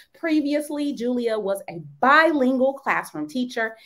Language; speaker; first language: English; native; English